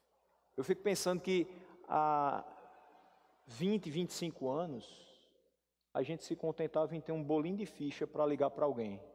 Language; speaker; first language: Portuguese; native; Portuguese